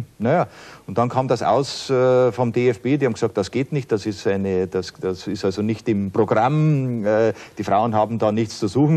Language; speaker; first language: German; native; German